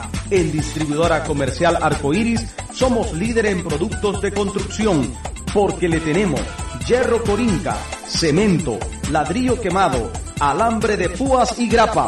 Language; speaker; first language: Spanish; native; Spanish